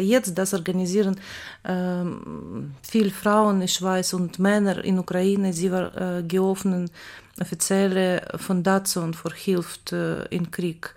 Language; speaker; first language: German; non-native, learner; Ukrainian